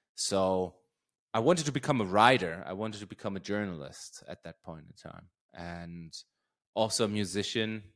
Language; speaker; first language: English; non-native, fluent; German